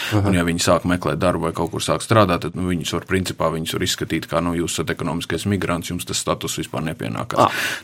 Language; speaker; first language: Latvian; native; Latvian